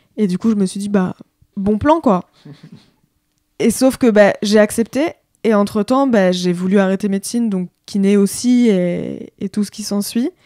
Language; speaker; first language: French; native; French